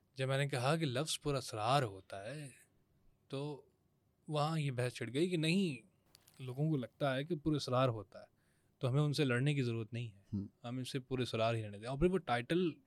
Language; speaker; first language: Urdu; native; Urdu